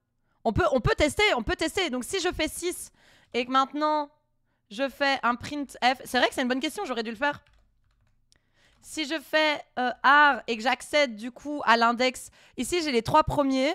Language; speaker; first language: French; native; French